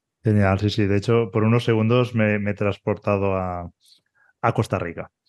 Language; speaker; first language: Spanish; native; Spanish